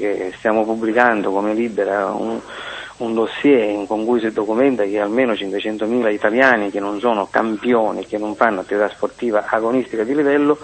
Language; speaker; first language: Italian; native; Italian